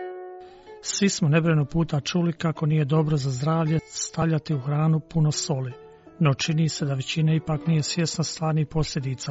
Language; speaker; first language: Croatian; native; Croatian